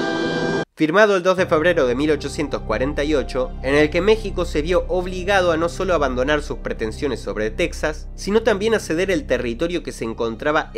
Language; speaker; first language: Spanish; native; Spanish